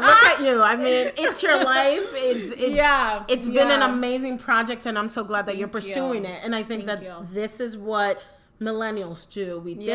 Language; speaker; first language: English; early bilingual, other home language; Spanish